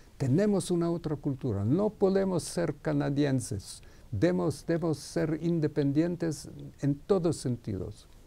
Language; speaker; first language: Spanish; non-native, fluent; Hebrew